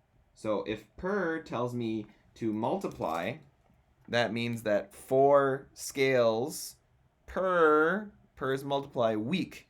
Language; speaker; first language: English; native; English